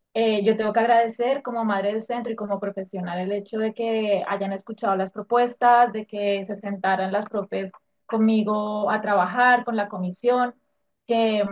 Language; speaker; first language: Spanish; native; Spanish